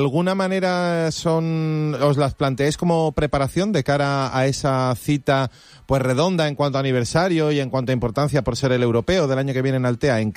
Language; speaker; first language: Spanish; native; Spanish